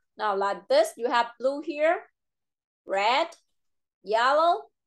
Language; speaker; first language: English; non-native, fluent; Vietnamese